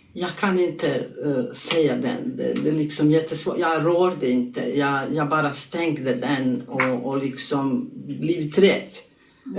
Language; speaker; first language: Swedish; non-native, learner; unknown